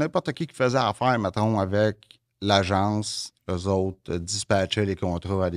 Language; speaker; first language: French; native; French